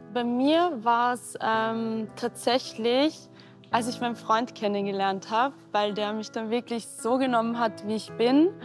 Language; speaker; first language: German; native; German